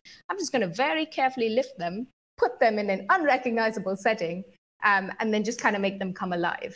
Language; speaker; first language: English; native; English